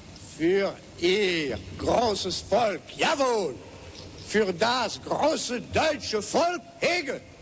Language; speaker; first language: German; non-native, fluent; French